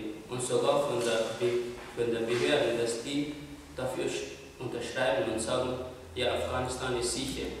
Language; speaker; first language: German; non-native, fluent; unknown